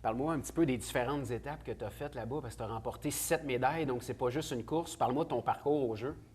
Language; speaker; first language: French; native; French